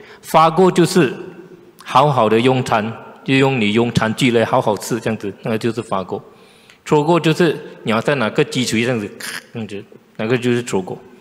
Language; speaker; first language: Chinese; native; Chinese